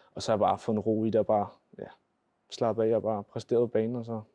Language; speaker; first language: Danish; native; Danish